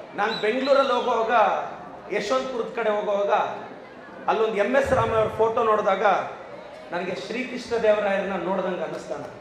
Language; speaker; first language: Kannada; non-native, local second language; Telugu